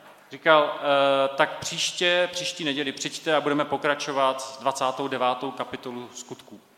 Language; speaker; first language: Czech; native; Czech